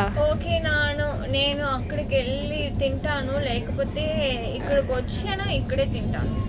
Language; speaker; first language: Telugu; non-native, learner; Tamil